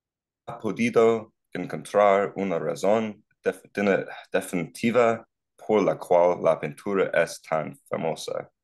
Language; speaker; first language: Spanish; non-native, learner; English